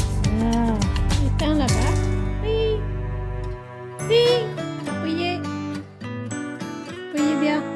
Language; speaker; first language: French; non-native, learner; Hmong